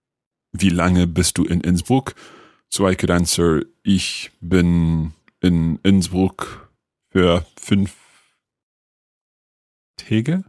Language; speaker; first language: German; non-native, learner; English